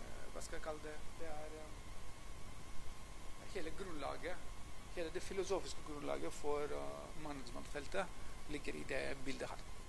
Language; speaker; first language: Norwegian; non-native, fluent; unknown